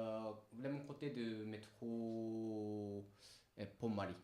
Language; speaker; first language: French; non-native, learner; Japanese